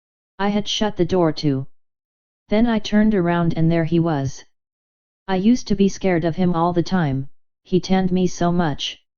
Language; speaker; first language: English; native; English